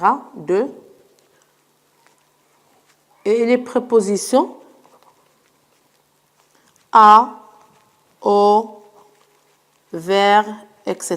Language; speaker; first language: French; non-native, local second language; Arabic